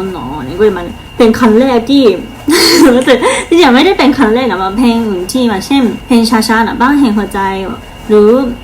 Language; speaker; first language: Thai; non-native, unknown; Japanese